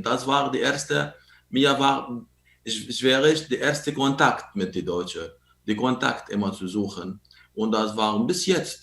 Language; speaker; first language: German; non-native, learner; Arabic